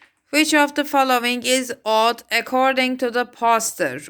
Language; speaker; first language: English; non-native, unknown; Turkish